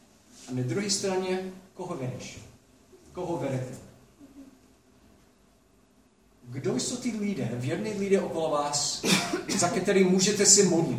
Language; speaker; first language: Czech; non-native, fluent; English